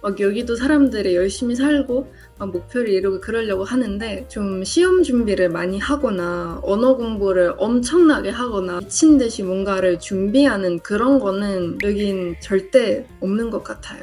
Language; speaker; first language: Korean; non-native, fluent; Estonian